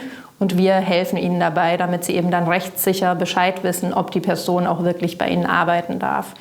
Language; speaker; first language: German; native; German